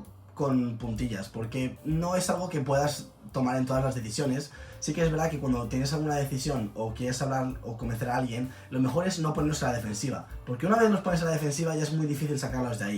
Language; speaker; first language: Spanish; native; Spanish